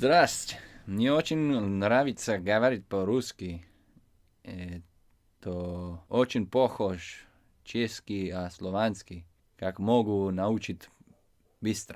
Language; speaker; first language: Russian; non-native, learner; English